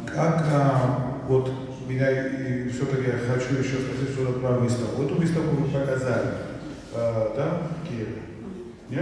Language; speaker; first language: Russian; non-native, fluent; Georgian